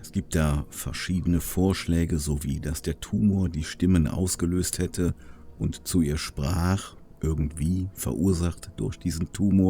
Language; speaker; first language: German; native; German